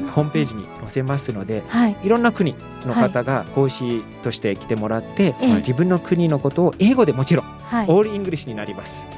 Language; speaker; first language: Japanese; non-native, fluent; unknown